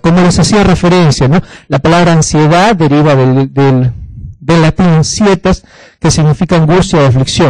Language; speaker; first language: Spanish; native; Spanish